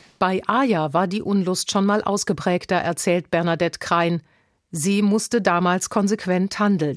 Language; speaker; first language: German; native; German